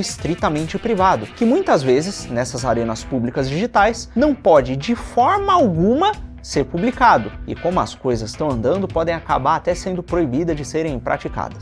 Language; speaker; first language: Portuguese; native; Portuguese